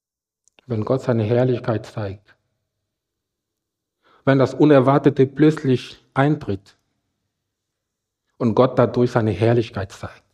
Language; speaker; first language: German; non-native, fluent; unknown